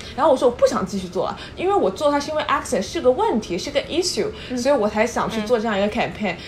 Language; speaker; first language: Chinese; native; Chinese